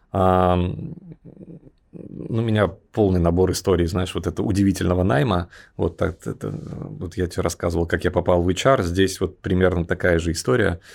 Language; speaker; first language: Russian; native; Russian